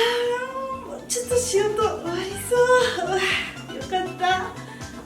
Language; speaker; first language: Japanese; non-native, learner; Spanish